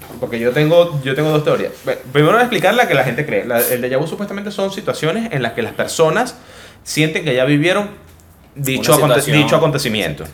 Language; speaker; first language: Spanish; native; Spanish